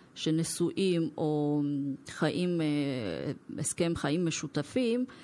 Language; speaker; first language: Hebrew; non-native, fluent; Russian